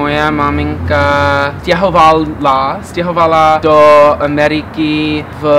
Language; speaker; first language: Czech; early bilingual, heritage; English